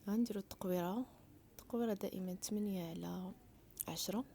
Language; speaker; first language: Arabic; native; Arabic